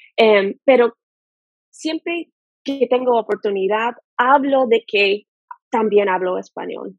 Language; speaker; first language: Spanish; non-native, fluent; English